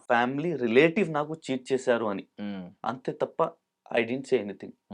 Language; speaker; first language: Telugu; non-native, local second language; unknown